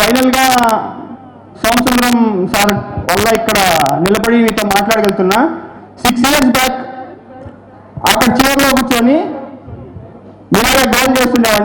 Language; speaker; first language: Telugu; native; Telugu